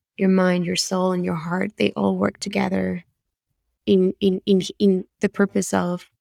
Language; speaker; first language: English; non-native, fluent; Spanish